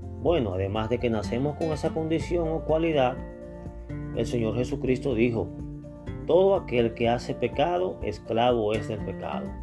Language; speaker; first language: Spanish; native; Spanish